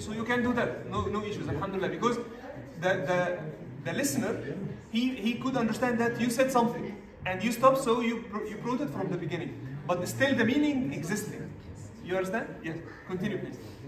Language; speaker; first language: English; non-native, fluent; Arabic